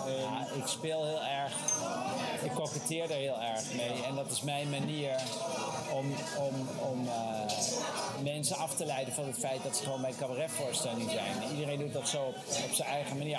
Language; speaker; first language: Dutch; native; Dutch